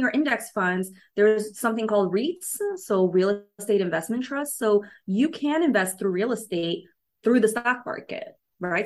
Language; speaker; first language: English; native; English